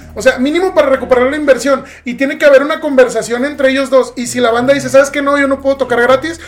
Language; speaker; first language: Spanish; native; Spanish